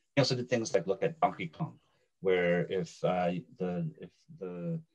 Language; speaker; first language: English; native; English